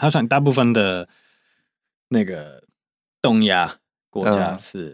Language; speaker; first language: Chinese; non-native, fluent; English